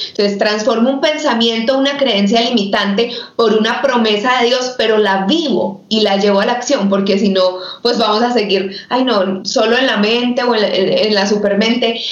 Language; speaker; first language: Spanish; native; Spanish